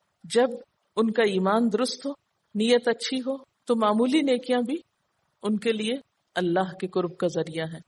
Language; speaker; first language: Urdu; native; Urdu